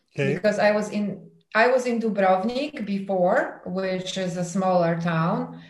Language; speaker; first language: English; non-native, fluent; Polish